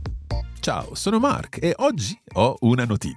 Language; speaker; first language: Italian; non-native, fluent; English